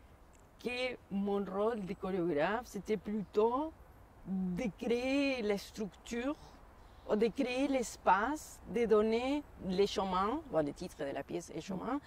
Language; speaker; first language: French; non-native, fluent; Spanish